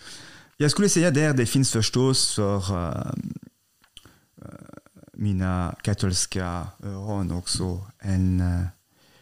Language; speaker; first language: Swedish; non-native, fluent; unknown